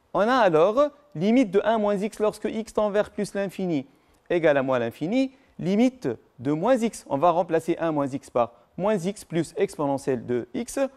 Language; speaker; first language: French; non-native, local second language; Arabic